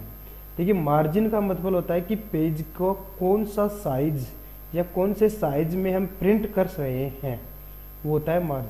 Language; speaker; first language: Hindi; native; Hindi